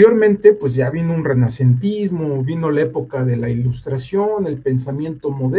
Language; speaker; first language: Spanish; native; Spanish